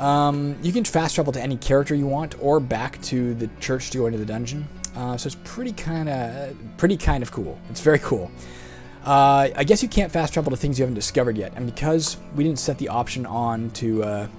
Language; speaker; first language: English; native; English